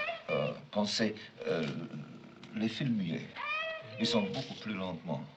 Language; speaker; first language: French; non-native, fluent; German